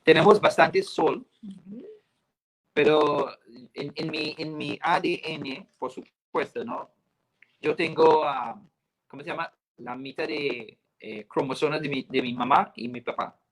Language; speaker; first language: Spanish; non-native, fluent; English